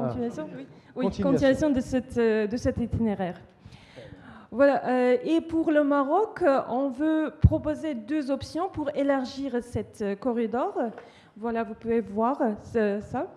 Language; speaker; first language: French; non-native, fluent; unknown